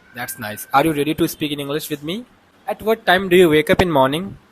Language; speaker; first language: English; non-native, fluent; Hindi